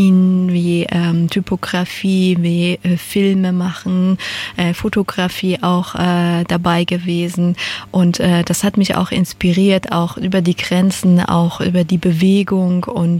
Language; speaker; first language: German; non-native, fluent; Persian